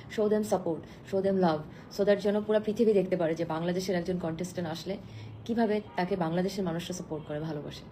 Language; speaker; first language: Bangla; native; Bangla